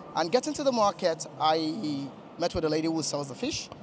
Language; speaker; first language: English; non-native, local second language; Yoruba